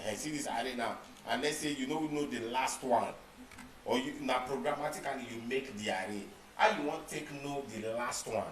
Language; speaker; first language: Nigerian Pidgin; non-native, local second language; Yoruba